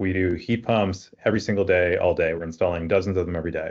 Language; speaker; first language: English; native; English